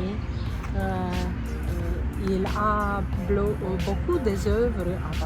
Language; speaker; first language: French; non-native, learner; Romanian